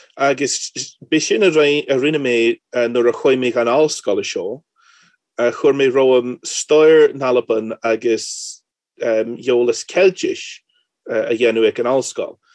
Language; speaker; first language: Irish; non-native, fluent; English